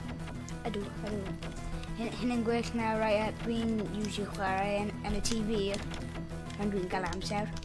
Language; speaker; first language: Welsh; non-native, local second language; English